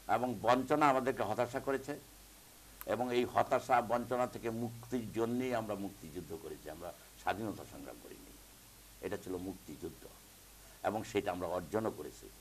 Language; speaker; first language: Bangla; native; Bangla